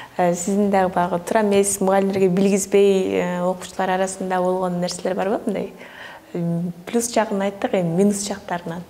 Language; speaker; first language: Kyrgyz; native; Kyrgyz